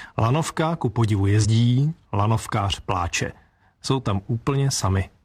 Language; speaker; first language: Czech; native; Czech